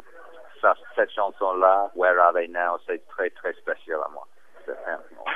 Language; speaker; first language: French; non-native, fluent; English